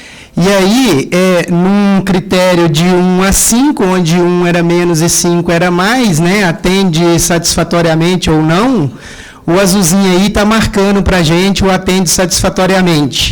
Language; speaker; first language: Portuguese; native; Portuguese